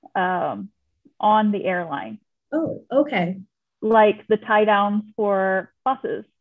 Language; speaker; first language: English; native; English